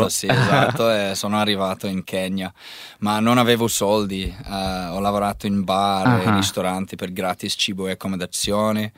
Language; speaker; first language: Italian; non-native, learner; English